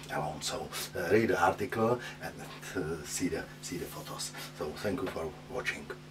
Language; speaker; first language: English; non-native, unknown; Czech